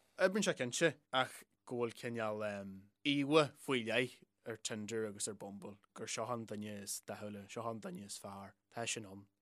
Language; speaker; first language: Irish; native; Irish